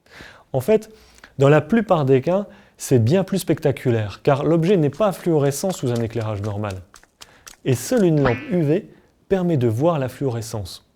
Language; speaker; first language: French; native; French